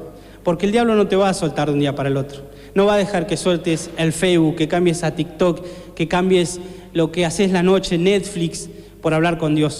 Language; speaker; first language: Spanish; native; Spanish